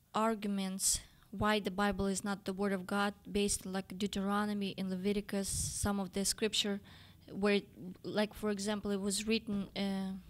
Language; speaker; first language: English; non-native, fluent; Russian